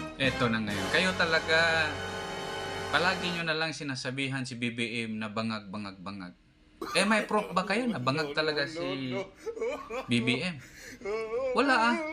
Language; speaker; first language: Filipino; non-native, local second language; Cebuano